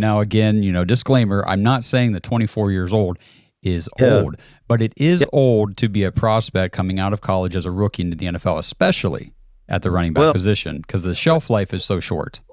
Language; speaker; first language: English; native; English